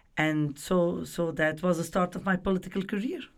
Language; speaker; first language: English; non-native, fluent; Dutch